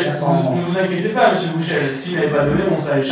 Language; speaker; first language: French; native; French